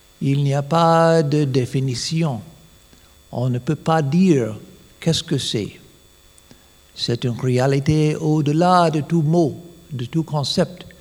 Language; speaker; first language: French; non-native, fluent; English